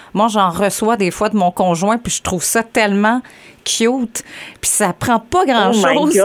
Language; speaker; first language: French; native; French